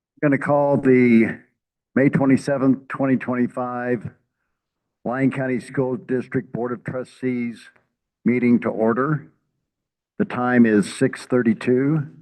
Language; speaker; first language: English; native; English